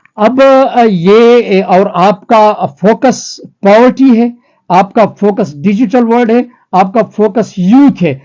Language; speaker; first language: Urdu; non-native, local second language; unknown